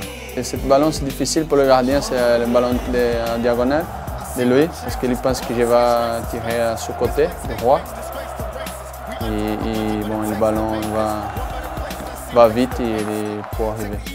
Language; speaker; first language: French; non-native, learner; Portuguese